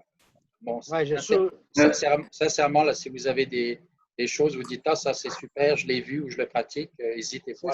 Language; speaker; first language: French; native; French